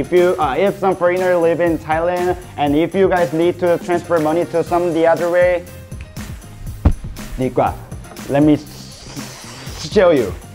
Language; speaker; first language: English; non-native, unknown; Korean